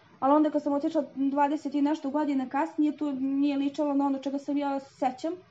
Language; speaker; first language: Serbian; native; Serbian